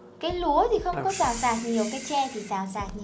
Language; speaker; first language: Vietnamese; native; Vietnamese